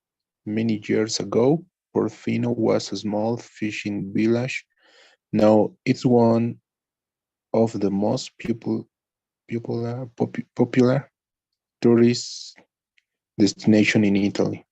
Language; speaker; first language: English; non-native, learner; Spanish